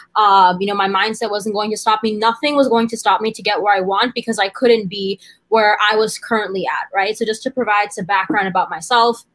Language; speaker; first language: English; native; English